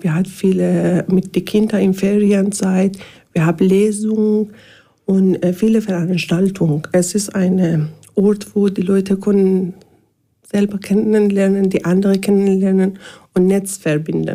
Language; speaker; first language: German; non-native, learner; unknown